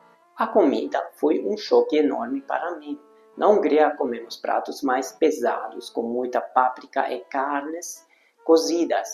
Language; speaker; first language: Portuguese; non-native, fluent; Hungarian